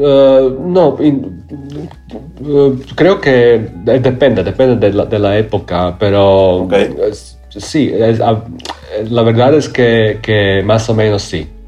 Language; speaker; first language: Spanish; non-native, learner; Croatian